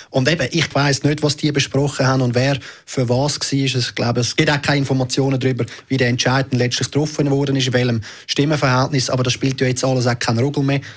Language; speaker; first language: German; native; German